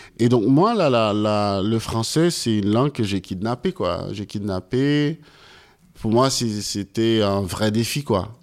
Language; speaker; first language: French; non-native, local second language; Haitian Creole